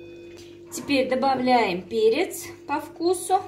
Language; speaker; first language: Russian; non-native, fluent; Turkmen